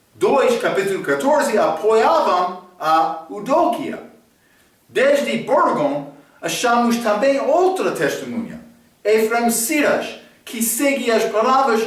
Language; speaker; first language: Portuguese; non-native, fluent; English